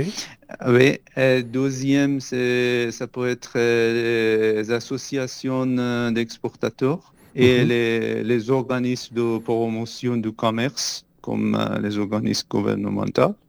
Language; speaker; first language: French; non-native, fluent; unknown